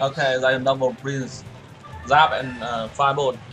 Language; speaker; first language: English; non-native, learner; Vietnamese